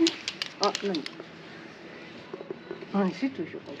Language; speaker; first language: Dutch; non-native, learner; Japanese